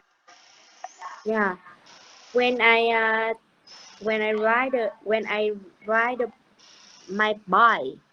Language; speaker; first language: English; non-native, learner; Vietnamese